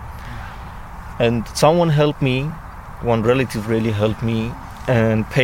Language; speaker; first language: English; non-native, learner; Persian